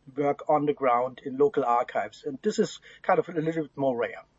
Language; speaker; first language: English; non-native, fluent; German